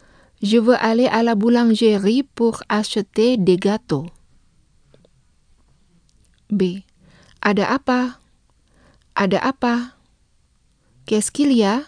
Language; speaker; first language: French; non-native, fluent; Indonesian